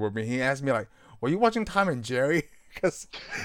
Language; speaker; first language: English; non-native, local second language; Cantonese